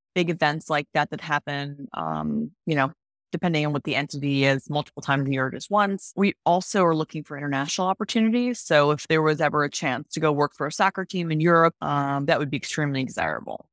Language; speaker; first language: English; native; English